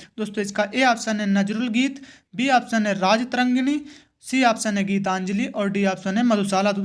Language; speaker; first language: Hindi; native; Hindi